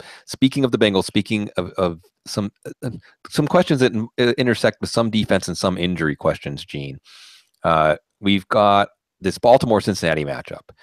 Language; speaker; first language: English; native; English